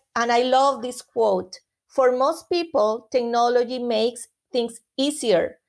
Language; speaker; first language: English; non-native, fluent; Spanish